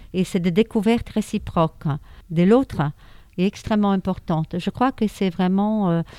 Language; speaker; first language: French; non-native, fluent; Polish